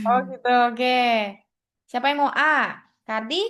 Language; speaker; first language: Indonesian; native; Indonesian